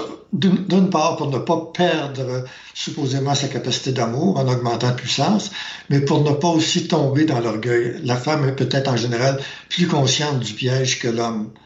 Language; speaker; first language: French; native; French